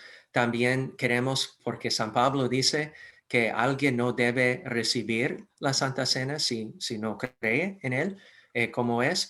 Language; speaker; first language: Spanish; non-native, fluent; English